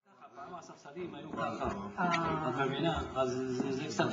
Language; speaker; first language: Hebrew; non-native, fluent; Ladino